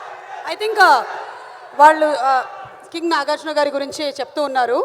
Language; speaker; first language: Telugu; native; Telugu